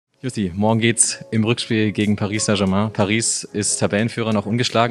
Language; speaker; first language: German; native; German